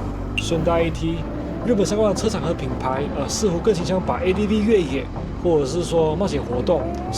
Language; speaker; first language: Chinese; native; Chinese